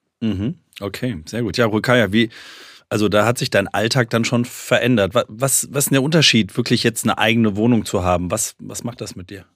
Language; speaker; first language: German; native; German